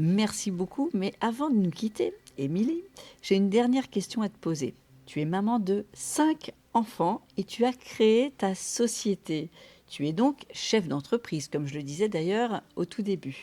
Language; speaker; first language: French; native; French